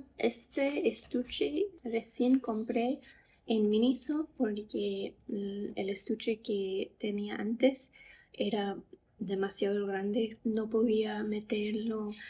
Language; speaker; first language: Spanish; non-native, fluent; English